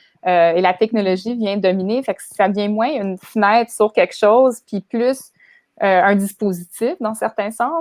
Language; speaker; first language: French; native; French